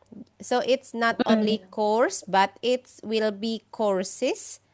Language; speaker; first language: English; non-native, fluent; Indonesian